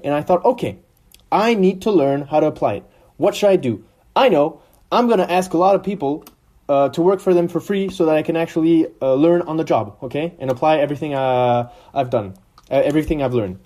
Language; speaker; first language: English; non-native, fluent; French